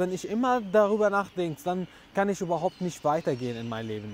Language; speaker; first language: German; non-native, learner; Arabic